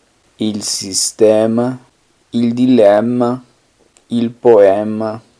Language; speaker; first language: Italian; non-native, fluent; Spanish